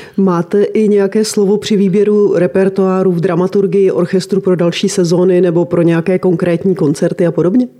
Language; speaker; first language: Czech; native; Czech